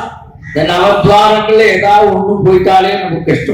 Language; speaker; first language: Tamil; native; Tamil